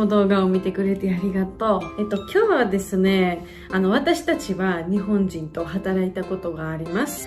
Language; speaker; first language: Japanese; non-native, fluent; Georgian